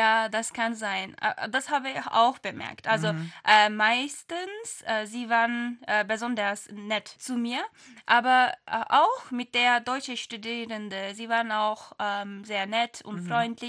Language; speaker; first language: German; non-native, learner; Turkish